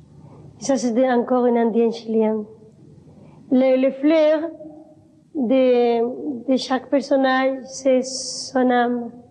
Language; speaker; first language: French; non-native, learner; Spanish